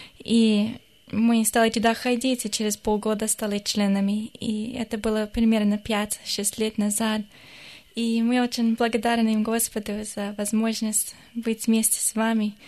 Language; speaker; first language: Russian; non-native, fluent; English